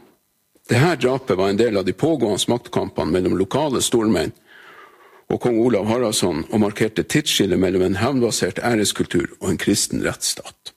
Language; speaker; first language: Norwegian; native; Norwegian